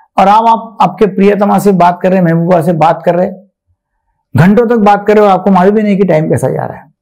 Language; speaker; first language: Hindi; non-native, local second language; Marathi